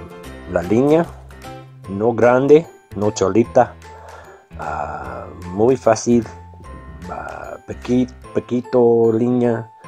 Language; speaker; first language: Spanish; non-native, learner; English